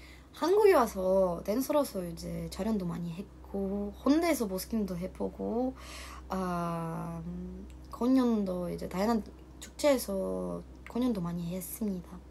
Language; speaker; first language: Korean; non-native, learner; Russian